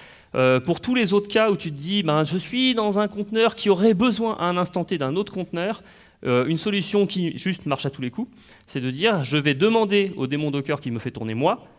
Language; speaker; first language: French; native; French